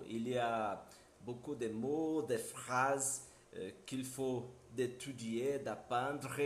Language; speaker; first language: French; non-native, learner; Portuguese